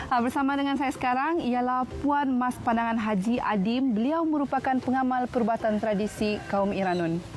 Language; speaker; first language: Malay; native; Malay